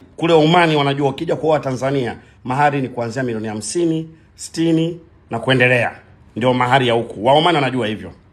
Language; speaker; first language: Swahili; native; Swahili